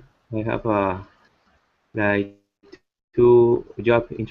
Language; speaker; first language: English; non-native, learner; Spanish